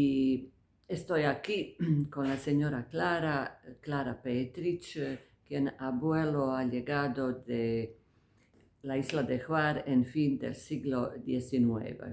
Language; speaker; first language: Spanish; non-native, fluent; Croatian